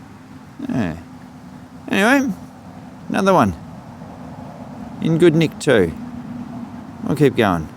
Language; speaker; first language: English; native; English